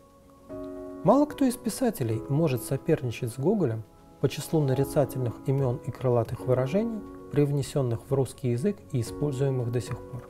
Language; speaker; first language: Russian; native; Russian